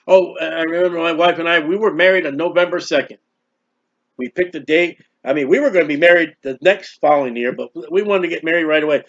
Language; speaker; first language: English; native; English